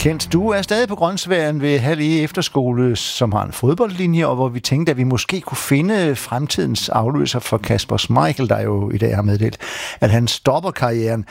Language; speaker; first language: Danish; native; Danish